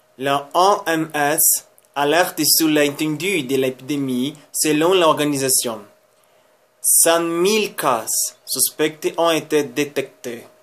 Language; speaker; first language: French; non-native, learner; Spanish